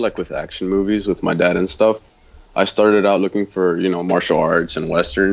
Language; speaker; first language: English; non-native, fluent; Spanish